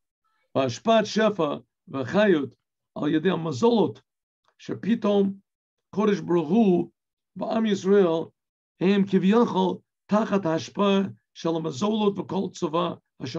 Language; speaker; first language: Hebrew; non-native, fluent; English